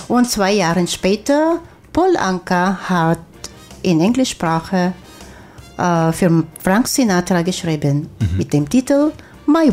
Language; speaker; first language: German; non-native, fluent; Hungarian